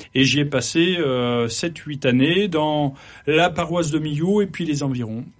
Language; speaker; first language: French; native; French